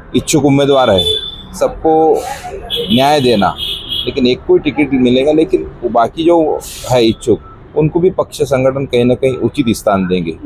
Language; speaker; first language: Hindi; non-native, local second language; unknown